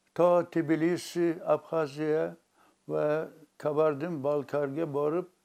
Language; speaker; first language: Uzbek; native; Uzbek